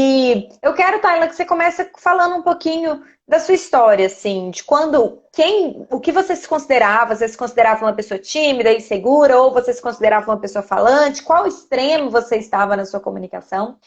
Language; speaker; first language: Portuguese; native; Portuguese